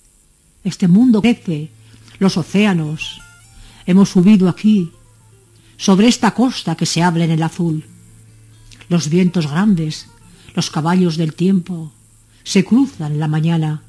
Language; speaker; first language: Spanish; native; Spanish